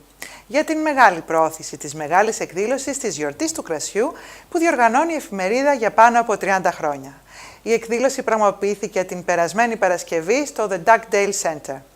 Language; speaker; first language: Greek; native; Greek